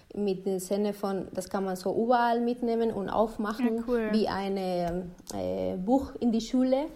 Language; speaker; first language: German; non-native, fluent; Spanish